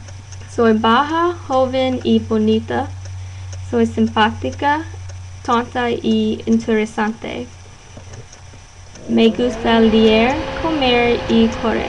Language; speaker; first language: Spanish; non-native, learner; Vietnamese